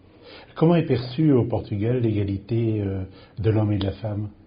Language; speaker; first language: French; native; French